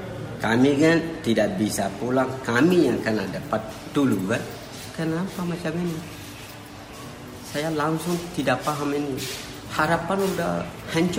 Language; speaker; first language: Indonesian; non-native, learner; Rohingya